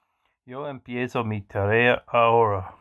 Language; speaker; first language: Spanish; non-native, learner; English